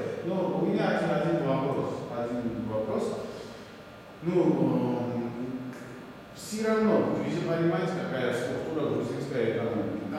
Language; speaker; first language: Russian; non-native, fluent; Georgian